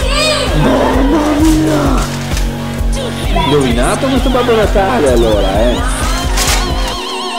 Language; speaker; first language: Italian; native; Italian